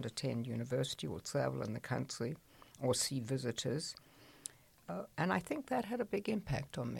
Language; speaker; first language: English; native; English